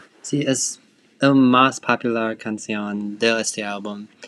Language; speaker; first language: Spanish; non-native, learner; English